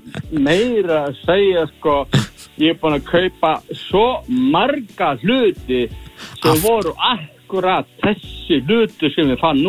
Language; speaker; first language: Icelandic; native; Icelandic